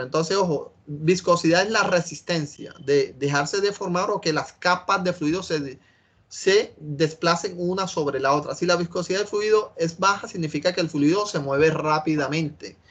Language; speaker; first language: Spanish; native; Spanish